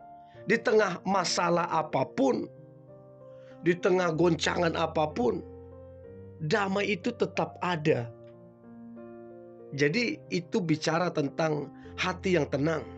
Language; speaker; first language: Indonesian; native; Indonesian